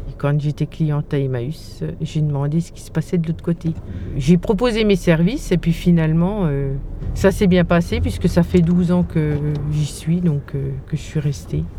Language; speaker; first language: French; native; French